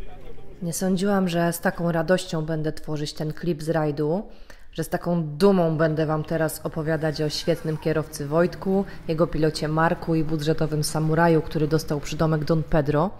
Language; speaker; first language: Polish; native; Polish